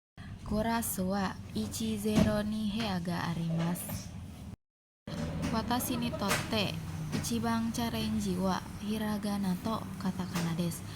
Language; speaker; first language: Japanese; non-native, learner; Indonesian